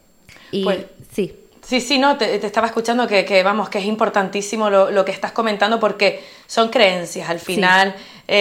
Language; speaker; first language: Spanish; native; Spanish